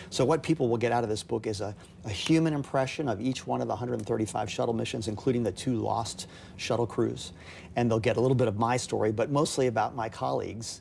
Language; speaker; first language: English; native; English